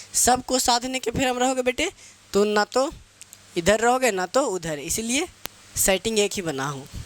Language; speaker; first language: Hindi; native; Hindi